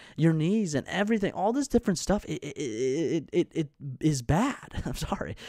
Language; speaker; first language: English; native; English